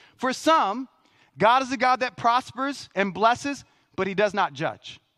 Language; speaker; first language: English; native; English